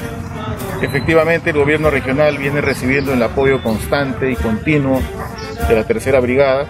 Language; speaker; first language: Spanish; native; Spanish